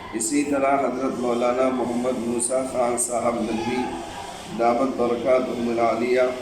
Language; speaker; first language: Urdu; native; Urdu